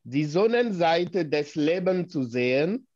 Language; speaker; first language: German; non-native, fluent; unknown